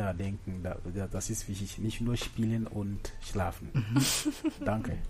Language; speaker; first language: German; non-native, fluent; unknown